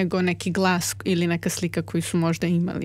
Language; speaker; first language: Croatian; native; Croatian